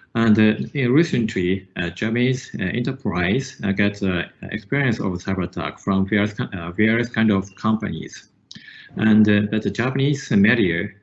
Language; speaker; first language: English; non-native, learner; Japanese